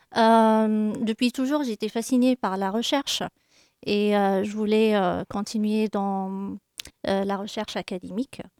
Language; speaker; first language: French; non-native, local second language; Arabic